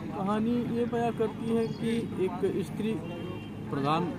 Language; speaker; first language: Hindi; native; Hindi